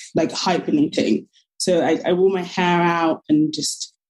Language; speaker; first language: English; native; English